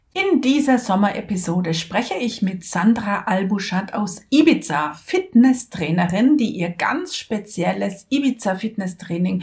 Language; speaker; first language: German; native; German